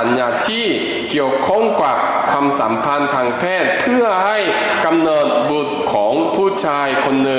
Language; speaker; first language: Thai; non-native, fluent; Korean